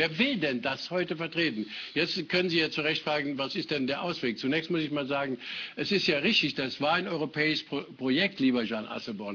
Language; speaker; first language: German; native; German